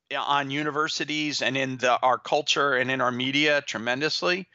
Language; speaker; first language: English; native; English